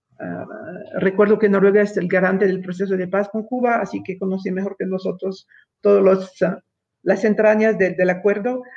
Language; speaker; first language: Spanish; non-native, fluent; French